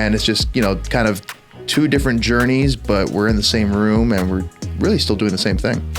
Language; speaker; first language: English; native; English